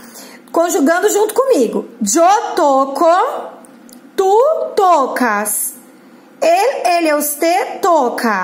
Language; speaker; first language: Spanish; non-native, fluent; Portuguese